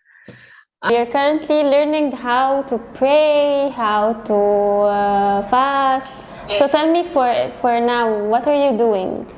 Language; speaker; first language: English; non-native, fluent; Arabic